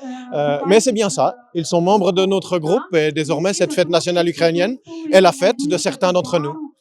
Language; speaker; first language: French; native; French